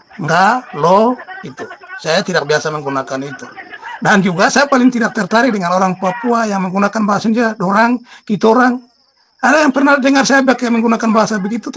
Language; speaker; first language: Indonesian; non-native, local second language; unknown